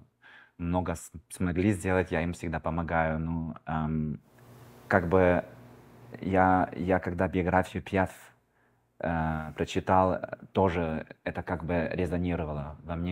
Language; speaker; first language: Russian; early bilingual, heritage; Russian